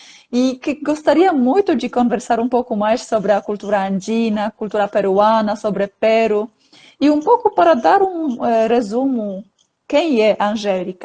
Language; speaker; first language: Portuguese; non-native, fluent; Polish